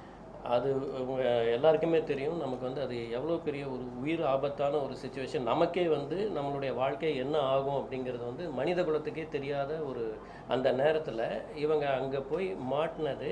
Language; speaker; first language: Tamil; native; Tamil